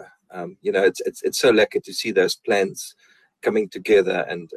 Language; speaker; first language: English; non-native, local second language; Afrikaans